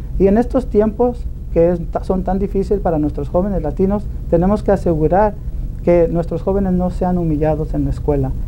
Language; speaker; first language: Spanish; early bilingual, heritage; Spanish